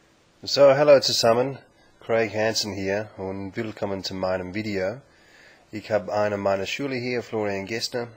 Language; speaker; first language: German; non-native, learner; English